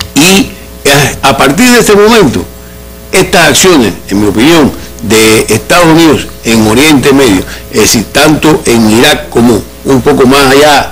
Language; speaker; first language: Spanish; native; Spanish